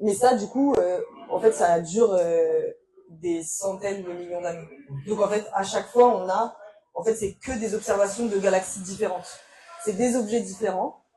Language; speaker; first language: French; native; French